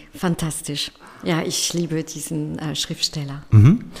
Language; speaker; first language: German; non-native, fluent; French